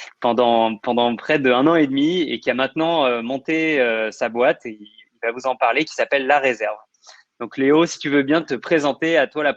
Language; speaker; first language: French; native; French